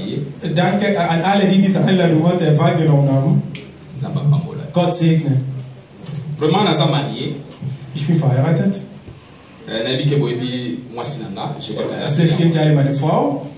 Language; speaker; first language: German; non-native, learner; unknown